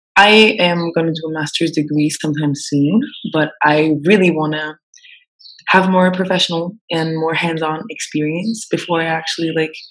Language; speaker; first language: English; non-native, fluent; French